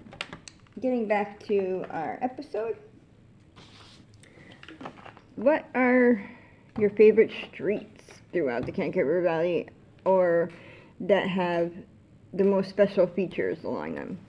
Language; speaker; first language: English; native; English